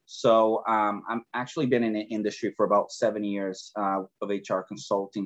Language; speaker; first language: English; non-native, fluent; Portuguese